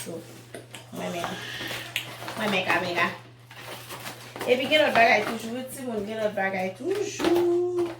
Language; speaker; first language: French; non-native, learner; Haitian Creole